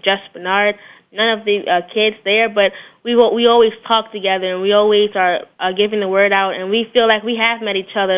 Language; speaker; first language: English; native; English